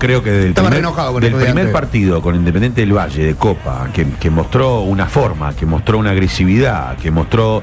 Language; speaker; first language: Spanish; native; Spanish